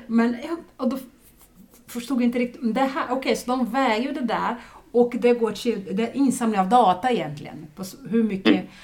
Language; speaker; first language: Swedish; non-native, fluent; Portuguese